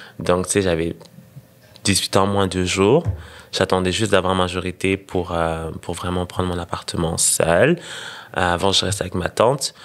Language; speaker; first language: French; non-native, local second language; Rundi